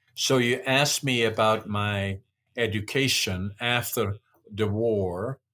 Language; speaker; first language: English; non-native, fluent; Dutch